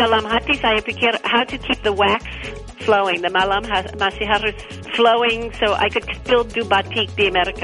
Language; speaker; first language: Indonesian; non-native, learner; English